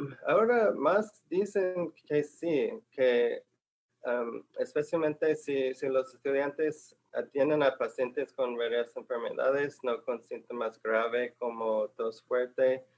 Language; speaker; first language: Spanish; non-native, fluent; English